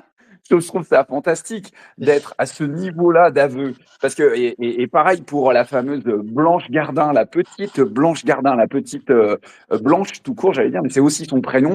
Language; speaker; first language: French; native; French